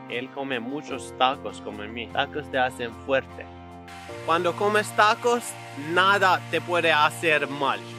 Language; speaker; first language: Spanish; non-native, learner; English